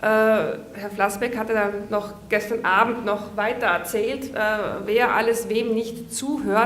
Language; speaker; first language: German; native; German